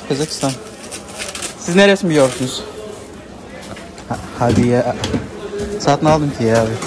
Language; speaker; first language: Turkish; non-native, learner; Kazakh